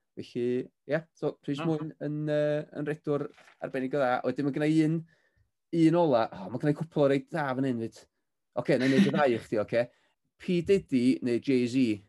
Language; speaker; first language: Welsh; native; Welsh